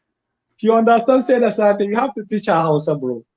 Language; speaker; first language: English; non-native, fluent; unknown